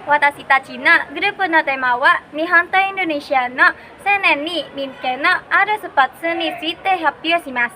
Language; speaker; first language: Japanese; non-native, learner; Indonesian